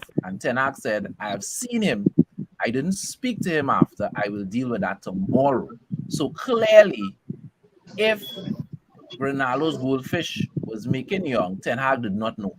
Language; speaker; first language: English; native; English